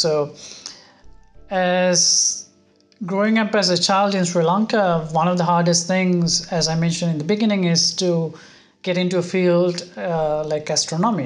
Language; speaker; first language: English; non-native, local second language; Sinhala